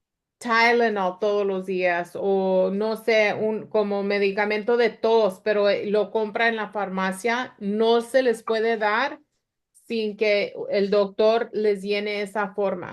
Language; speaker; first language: Spanish; early bilingual, other home language; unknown